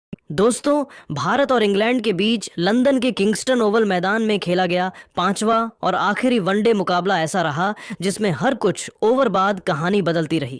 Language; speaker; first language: Hindi; native; Hindi